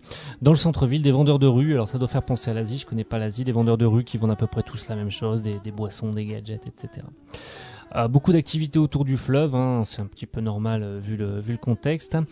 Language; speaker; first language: French; native; French